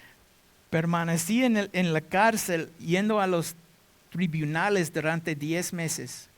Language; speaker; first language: Spanish; non-native, learner; English